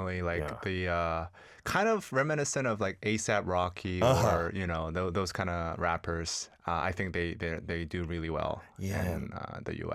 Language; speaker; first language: English; early bilingual, other home language; Korean